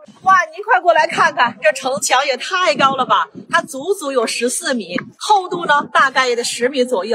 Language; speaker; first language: Chinese; native; Chinese